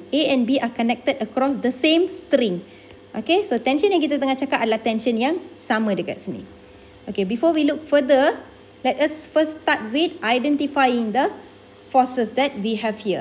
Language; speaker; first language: English; non-native, local second language; Malay